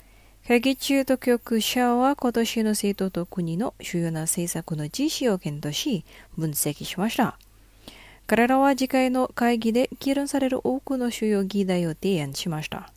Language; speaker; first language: Japanese; non-native, fluent; Indonesian